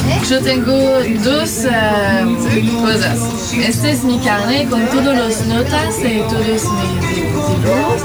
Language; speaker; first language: Spanish; non-native, learner; French